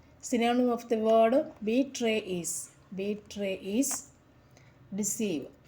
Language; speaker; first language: English; non-native, local second language; Malayalam